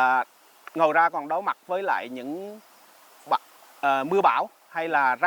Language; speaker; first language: Vietnamese; native; Vietnamese